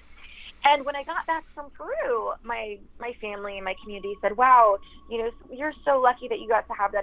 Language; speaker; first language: English; native; English